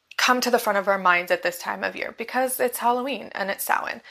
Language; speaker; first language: English; native; English